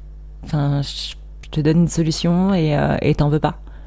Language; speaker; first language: French; native; French